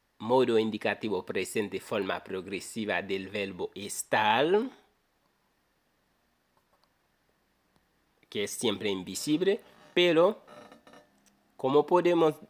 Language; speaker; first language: Spanish; non-native, fluent; Haitian Creole